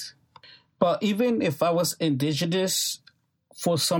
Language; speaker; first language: English; non-native, fluent; Mixtepec Mixtec